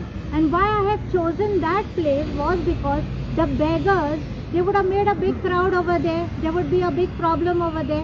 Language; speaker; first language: English; non-native, local second language; Hindi